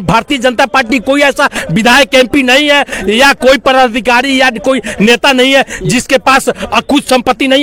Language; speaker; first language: Hindi; native; Hindi